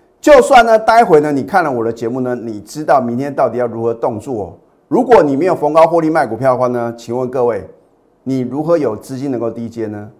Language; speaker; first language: Chinese; native; Chinese